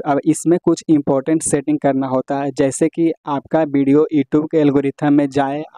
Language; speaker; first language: Hindi; native; Hindi